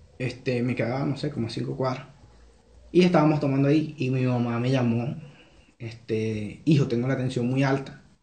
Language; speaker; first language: Spanish; native; Spanish